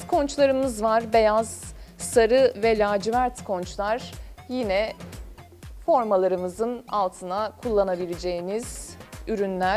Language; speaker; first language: Turkish; native; Turkish